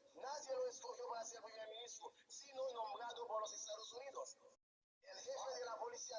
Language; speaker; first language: Spanish; non-native, fluent; Haitian Creole